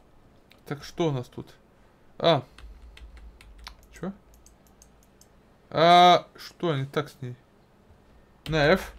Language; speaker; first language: Russian; native; Russian